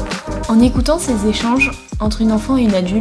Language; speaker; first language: French; native; French